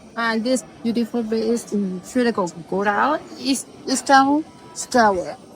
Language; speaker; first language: English; non-native, learner; Burmese